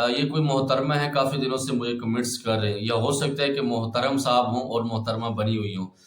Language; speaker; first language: Urdu; non-native, local second language; Pashto